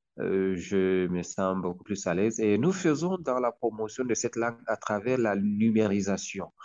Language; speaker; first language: French; non-native, local second language; Hausa